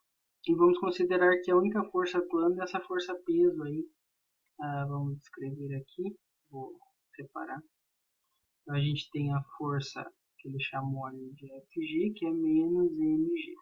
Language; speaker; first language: Portuguese; native; Portuguese